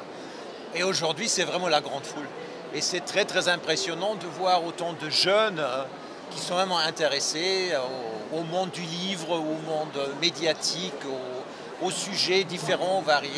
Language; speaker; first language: French; non-native, fluent; German